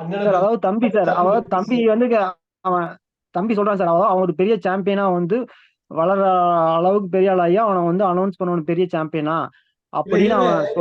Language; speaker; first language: Tamil; native; Tamil